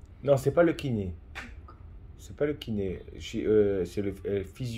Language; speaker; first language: French; native; French